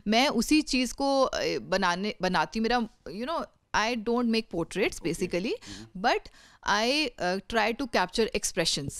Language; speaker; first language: Hindi; native; Hindi